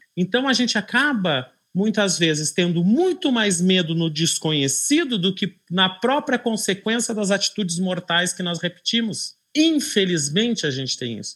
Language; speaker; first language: Portuguese; native; Portuguese